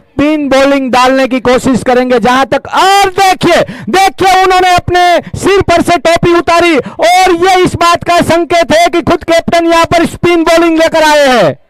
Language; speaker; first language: Hindi; non-native, local second language; Gujarati